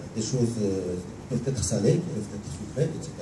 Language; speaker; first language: French; non-native, local second language; Arabic